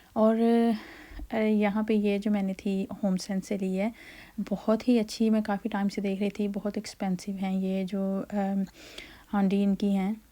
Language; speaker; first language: Urdu; native; Urdu